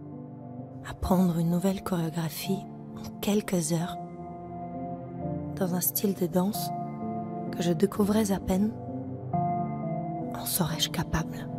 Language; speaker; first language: French; non-native, fluent; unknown